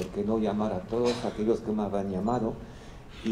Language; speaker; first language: Spanish; non-native, fluent; Armenian